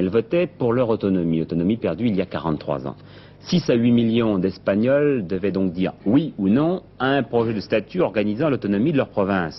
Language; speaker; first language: French; native; French